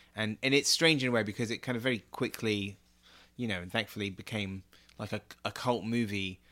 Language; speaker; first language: English; native; English